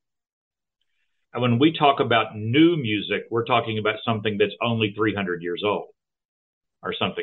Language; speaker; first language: English; native; English